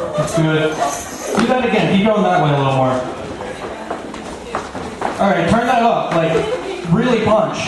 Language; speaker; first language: English; native; English